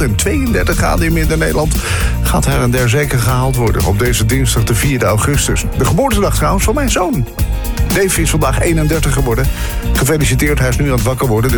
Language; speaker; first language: Dutch; native; Dutch